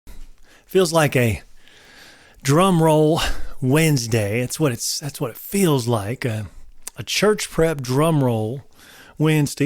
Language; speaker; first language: English; native; English